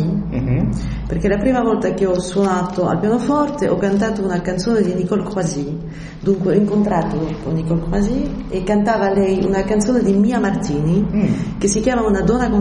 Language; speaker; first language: Italian; early bilingual, heritage; French